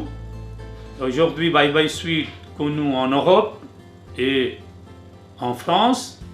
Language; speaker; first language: French; non-native, fluent; Urdu